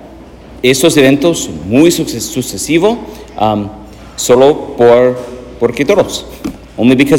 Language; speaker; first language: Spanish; non-native, learner; English